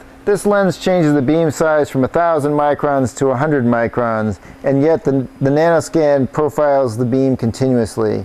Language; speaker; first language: English; native; English